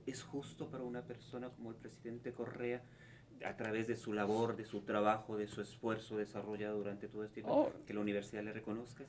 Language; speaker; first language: Spanish; native; Spanish